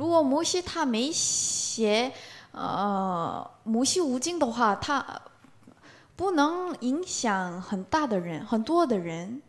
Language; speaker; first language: Chinese; non-native, learner; Korean